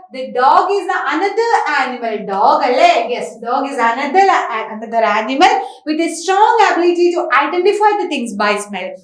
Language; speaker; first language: English; non-native, local second language; Malayalam